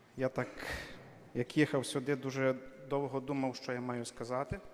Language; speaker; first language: Ukrainian; native; Ukrainian